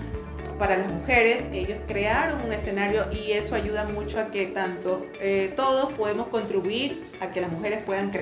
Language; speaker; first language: Spanish; native; Spanish